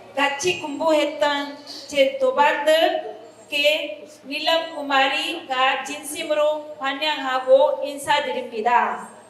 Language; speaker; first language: Korean; non-native, learner; Hindi